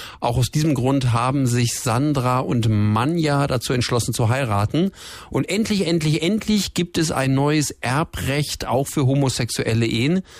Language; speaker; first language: German; native; German